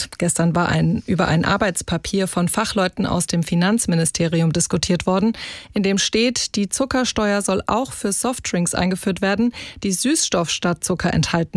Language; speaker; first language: German; native; German